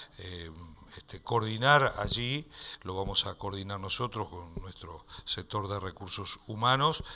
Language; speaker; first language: Spanish; native; Spanish